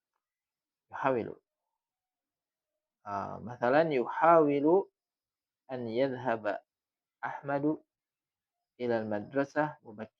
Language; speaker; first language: Arabic; non-native, fluent; Indonesian